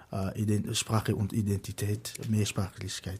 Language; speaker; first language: German; non-native, fluent; Fon